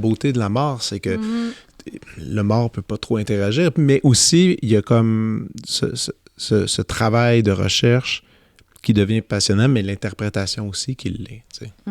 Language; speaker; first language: French; native; French